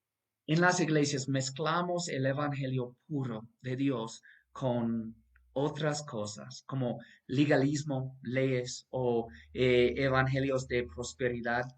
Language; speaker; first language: Spanish; non-native, fluent; English